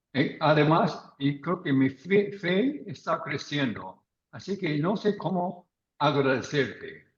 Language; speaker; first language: Spanish; non-native, fluent; English